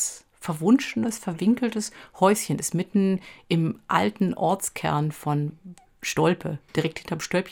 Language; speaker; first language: German; native; German